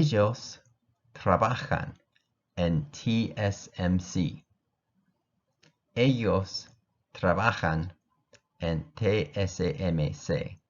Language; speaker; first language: Spanish; non-native, fluent; English